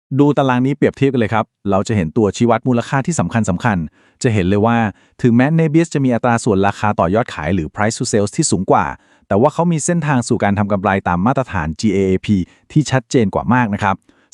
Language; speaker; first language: Thai; native; Thai